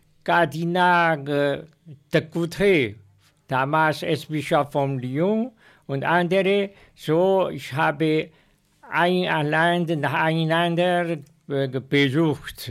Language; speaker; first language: German; non-native, learner; Chinese